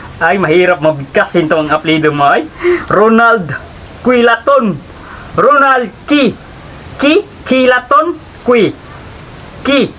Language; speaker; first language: Filipino; native; Filipino